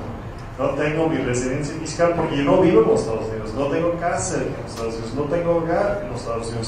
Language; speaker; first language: Spanish; non-native, fluent; English